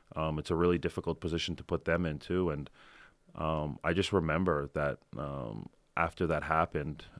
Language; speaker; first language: English; early bilingual, other home language; Ukrainian